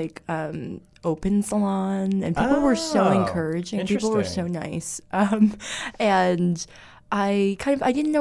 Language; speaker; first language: English; native; English